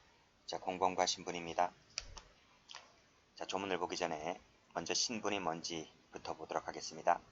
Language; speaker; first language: Korean; native; Korean